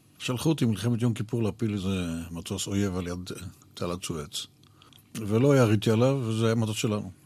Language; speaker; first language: Hebrew; native; Hebrew